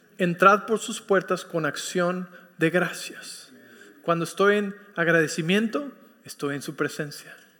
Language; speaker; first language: Spanish; early bilingual, heritage; Spanish